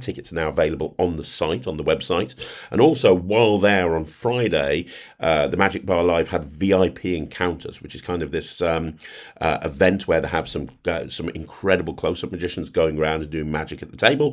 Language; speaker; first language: English; native; English